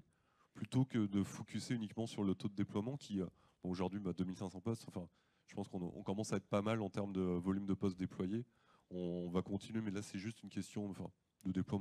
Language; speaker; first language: French; native; French